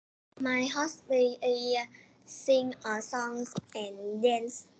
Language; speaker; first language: English; non-native, learner; Vietnamese